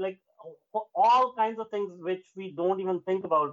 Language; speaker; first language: English; non-native, local second language; Hindi